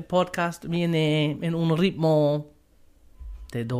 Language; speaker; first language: Spanish; non-native, fluent; German